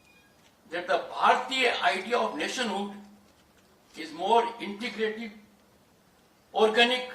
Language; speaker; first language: English; non-native, local second language; Hindi